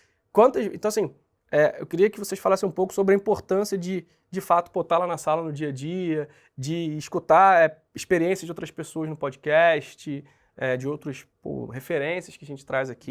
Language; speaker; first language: Portuguese; native; Portuguese